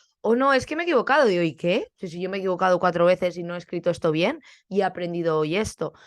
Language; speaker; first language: Spanish; native; Spanish